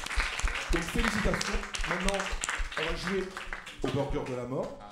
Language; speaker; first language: French; native; French